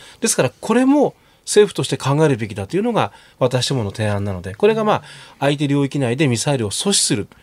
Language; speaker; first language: Japanese; native; Japanese